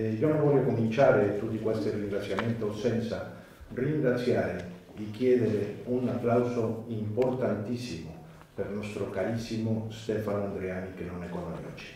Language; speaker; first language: Italian; non-native, fluent; Spanish